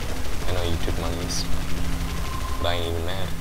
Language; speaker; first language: English; native; English